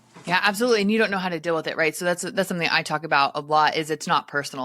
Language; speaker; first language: English; native; English